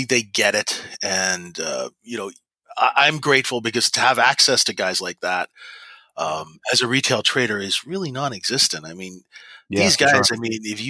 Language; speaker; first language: English; native; English